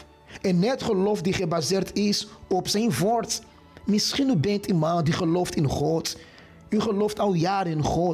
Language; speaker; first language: Dutch; non-native, fluent; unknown